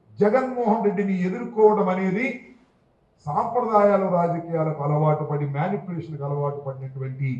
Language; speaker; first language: Telugu; native; Telugu